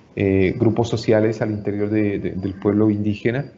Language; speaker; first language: Spanish; native; Spanish